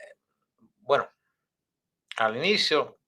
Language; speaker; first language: Spanish; non-native, fluent; English